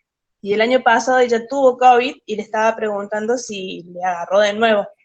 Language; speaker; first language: Spanish; native; Spanish